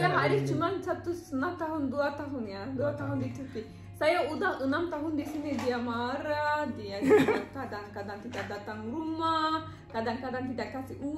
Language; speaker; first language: Indonesian; non-native, learner; Turkish